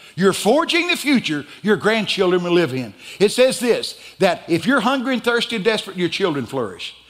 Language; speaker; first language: English; native; English